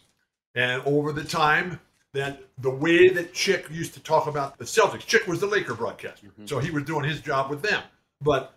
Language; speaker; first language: English; native; English